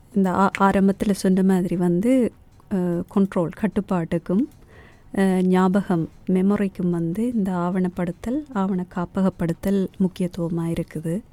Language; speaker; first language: Tamil; native; Tamil